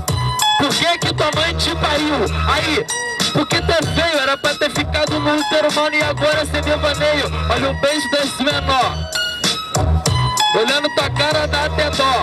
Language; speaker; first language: Portuguese; native; Portuguese